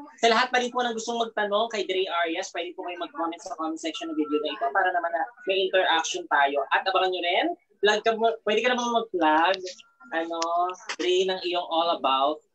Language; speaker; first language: Filipino; native; Filipino